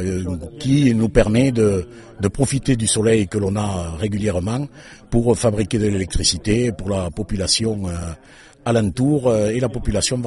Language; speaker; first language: French; native; French